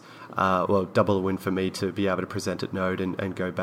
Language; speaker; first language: English; native; English